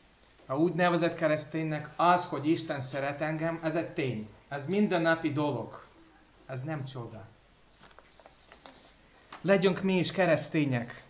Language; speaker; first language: Hungarian; non-native, fluent; English